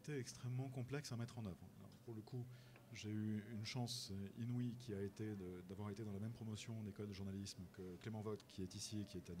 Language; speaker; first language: French; native; French